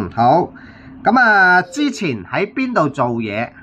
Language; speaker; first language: Cantonese; native; Cantonese